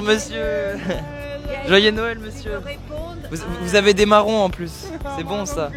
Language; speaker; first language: French; native; French